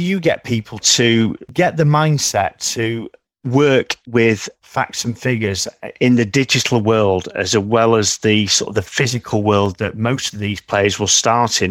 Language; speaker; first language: English; native; English